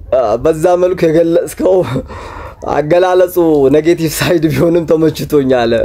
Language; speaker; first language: Amharic; non-native, local second language; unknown